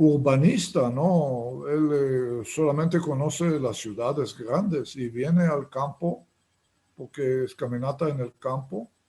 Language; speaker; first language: Spanish; non-native, fluent; Hebrew